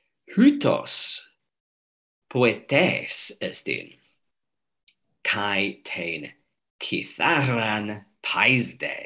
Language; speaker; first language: Greek; non-native, fluent; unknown